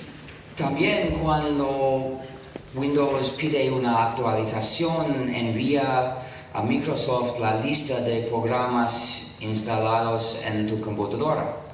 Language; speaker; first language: Spanish; non-native, fluent; English